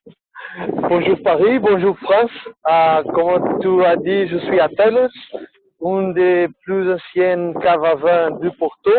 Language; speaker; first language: French; non-native, fluent; Portuguese